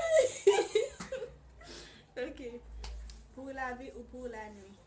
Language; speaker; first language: French; non-native, learner; Haitian Creole